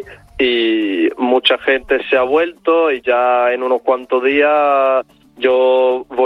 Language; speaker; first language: Spanish; non-native, fluent; Italian